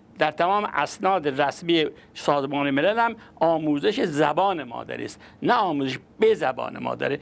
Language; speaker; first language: Persian; non-native, local second language; Azerbaijani